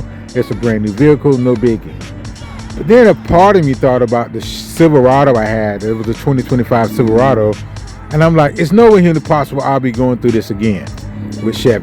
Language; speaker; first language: English; native; English